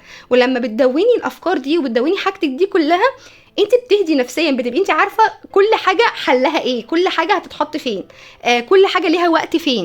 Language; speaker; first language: Arabic; native; Arabic